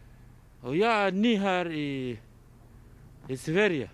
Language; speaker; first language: Swedish; non-native, learner; Arabic